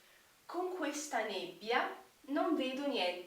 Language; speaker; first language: Italian; non-native, fluent; Portuguese